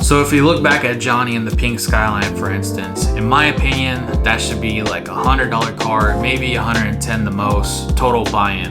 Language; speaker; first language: English; native; English